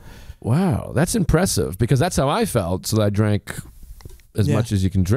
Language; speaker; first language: English; native; English